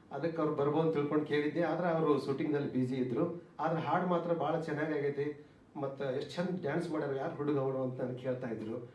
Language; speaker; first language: Kannada; native; Kannada